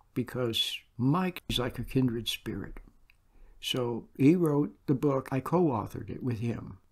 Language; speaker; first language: English; native; English